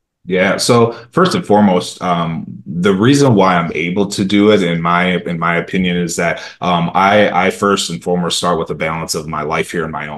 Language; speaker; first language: English; early bilingual, other home language; Romanian